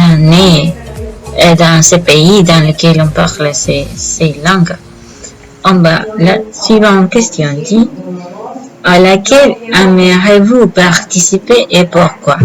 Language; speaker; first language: French; non-native, learner; Spanish